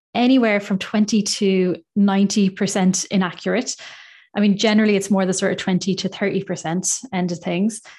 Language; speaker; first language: English; native; English